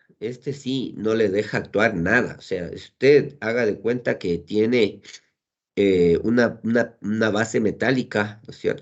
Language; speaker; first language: Spanish; native; Spanish